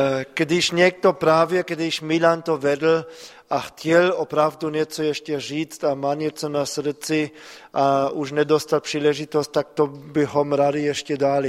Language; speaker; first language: Czech; non-native, fluent; German